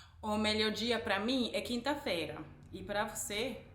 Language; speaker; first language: Portuguese; non-native, fluent; English